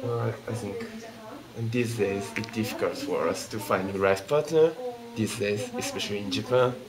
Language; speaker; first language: English; non-native, learner; Japanese